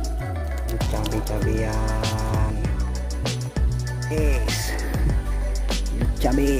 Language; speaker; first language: Indonesian; native; Indonesian